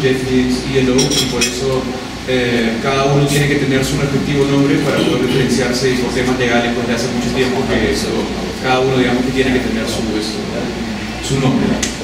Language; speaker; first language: Spanish; native; Spanish